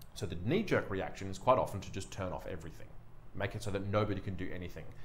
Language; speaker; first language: English; native; English